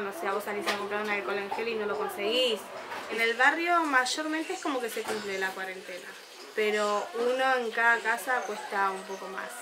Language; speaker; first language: Spanish; native; Spanish